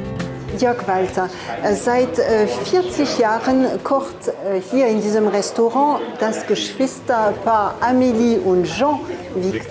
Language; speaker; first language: German; non-native, fluent; French